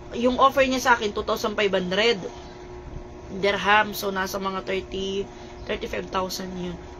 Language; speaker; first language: Filipino; non-native, local second language; Cebuano